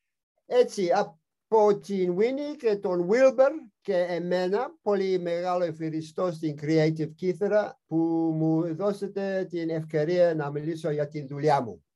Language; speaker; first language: Greek; non-native, learner; English